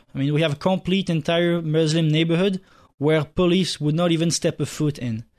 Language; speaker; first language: English; non-native, fluent; French